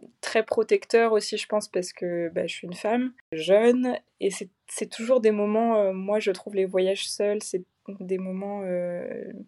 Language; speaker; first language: French; native; French